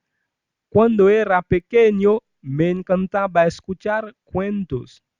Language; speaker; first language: Spanish; non-native, fluent; Haitian Creole